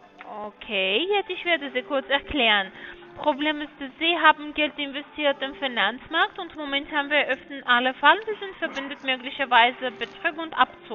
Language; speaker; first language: German; non-native, learner; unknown